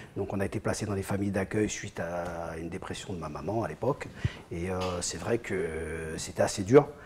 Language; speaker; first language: French; native; French